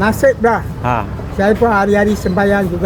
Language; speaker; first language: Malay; non-native, learner; Bangla